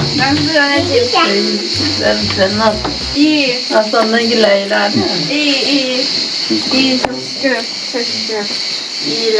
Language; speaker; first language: Turkish; non-native, learner; Thai